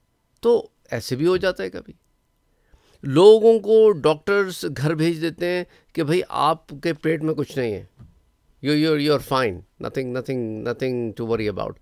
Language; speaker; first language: Urdu; native; Urdu